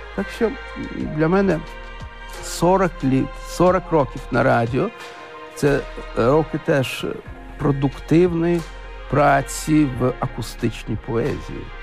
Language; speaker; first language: Ukrainian; non-native, local second language; Russian